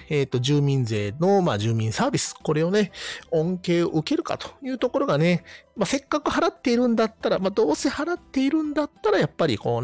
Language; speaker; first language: Japanese; native; Japanese